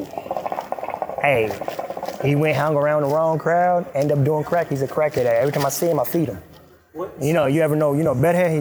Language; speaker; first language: English; non-native, fluent; Arabic